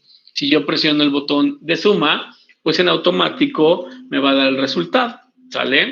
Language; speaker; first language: Spanish; native; Spanish